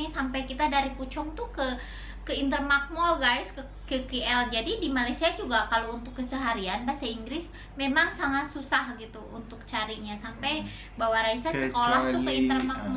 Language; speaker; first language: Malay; non-native, local second language; Sundanese